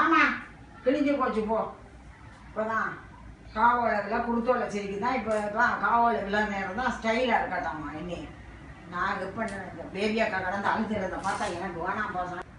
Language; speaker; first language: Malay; non-native, local second language; Tamil